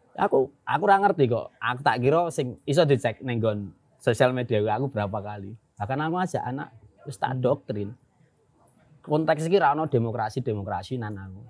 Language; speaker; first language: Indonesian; non-native, local second language; Javanese